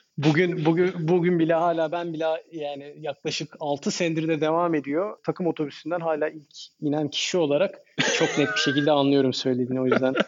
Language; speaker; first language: Turkish; native; Turkish